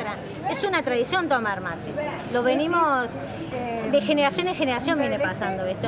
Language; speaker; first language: Spanish; native; Spanish